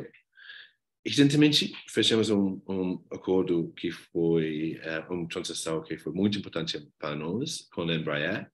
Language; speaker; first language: Portuguese; non-native, fluent; English